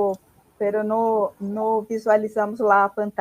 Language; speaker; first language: Spanish; non-native, fluent; Portuguese